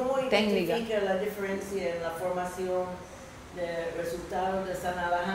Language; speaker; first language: Spanish; non-native, fluent; English